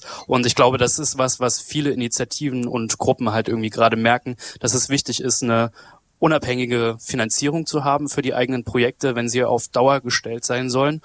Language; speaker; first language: German; native; German